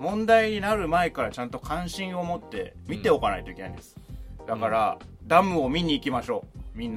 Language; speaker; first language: Japanese; native; Japanese